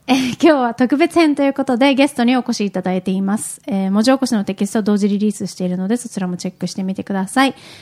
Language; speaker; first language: Japanese; early bilingual, heritage; Japanese